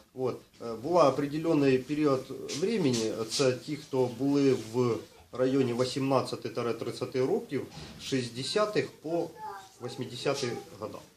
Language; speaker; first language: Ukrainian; non-native, local second language; Russian